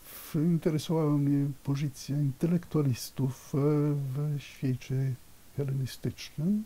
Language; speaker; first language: Polish; non-native, fluent; Italian